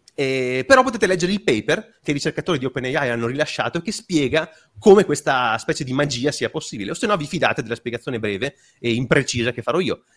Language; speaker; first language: Italian; native; Italian